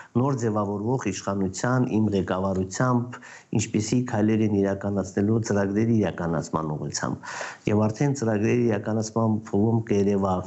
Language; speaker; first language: Armenian; native; Armenian